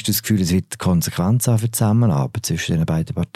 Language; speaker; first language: German; native; German